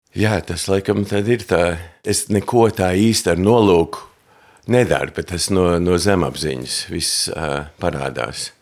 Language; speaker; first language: Latvian; early bilingual, heritage; Latvian